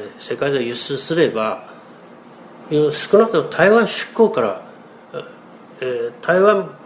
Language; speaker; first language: Japanese; non-native, fluent; Chinese